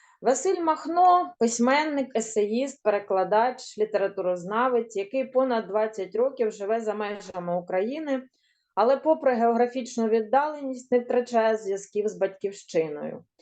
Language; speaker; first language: Ukrainian; native; Ukrainian